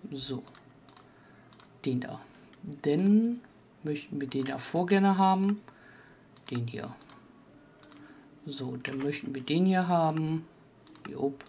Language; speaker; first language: German; native; German